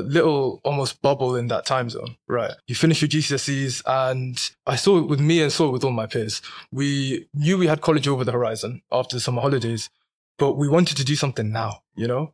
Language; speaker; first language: English; native; English